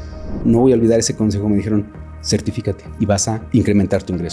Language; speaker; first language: Spanish; native; Spanish